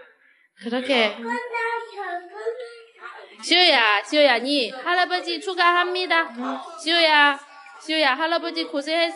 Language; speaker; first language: Korean; non-native, fluent; Chinese